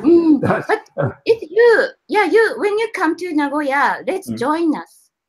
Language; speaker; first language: English; non-native, learner; Japanese